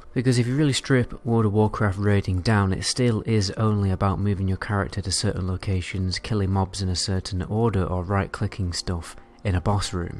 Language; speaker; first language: English; native; English